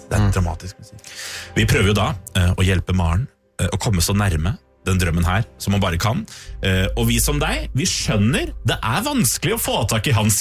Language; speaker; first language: Norwegian; native; Norwegian